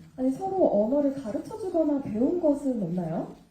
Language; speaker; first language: Korean; native; Korean